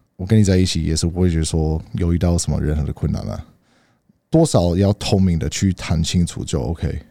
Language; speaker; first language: Chinese; early bilingual, heritage; Chinese